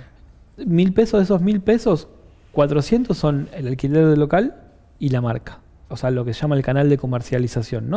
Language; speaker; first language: Spanish; native; Spanish